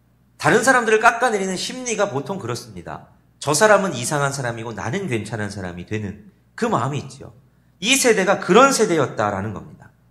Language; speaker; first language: Korean; native; Korean